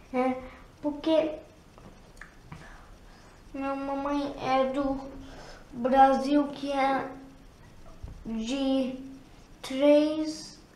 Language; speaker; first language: Portuguese; early bilingual, heritage; Turkish